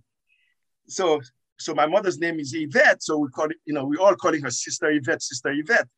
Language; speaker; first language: English; non-native, fluent; Haitian Creole